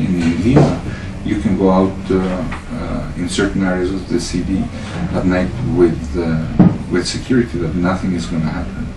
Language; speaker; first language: English; non-native, learner; Spanish